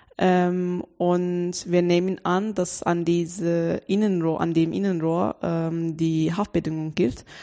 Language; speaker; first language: German; non-native, fluent; Turkish